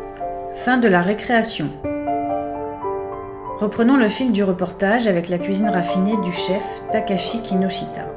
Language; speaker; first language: French; native; French